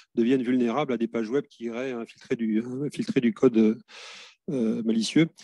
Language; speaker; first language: French; native; French